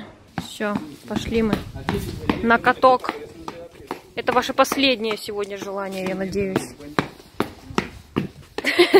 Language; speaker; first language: Russian; native; Russian